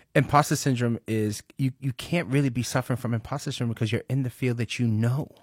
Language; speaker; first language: English; early bilingual, other home language; Spanish